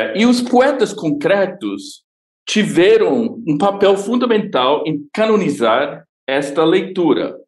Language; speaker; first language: Portuguese; non-native, fluent; English